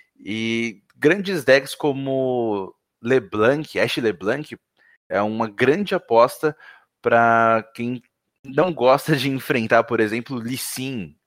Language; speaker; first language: Portuguese; native; Portuguese